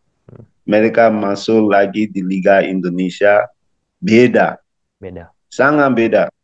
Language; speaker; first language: Indonesian; non-native, learner; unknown